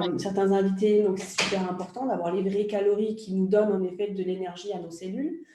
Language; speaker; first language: French; native; French